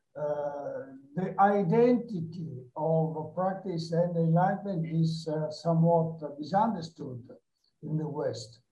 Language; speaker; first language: English; non-native, fluent; Italian